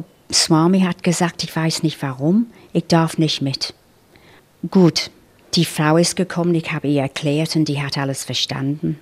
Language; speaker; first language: German; non-native, fluent; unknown